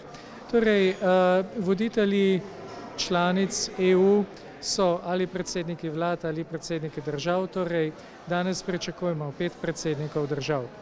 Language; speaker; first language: Slovenian; native; Slovenian